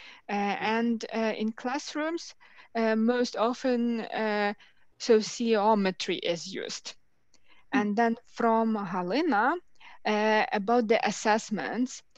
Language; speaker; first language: English; non-native, fluent; Ukrainian